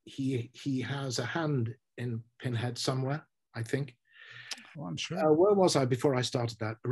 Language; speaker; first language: English; native; English